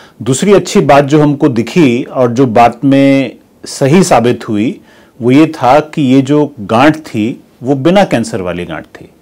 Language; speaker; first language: Hindi; native; Hindi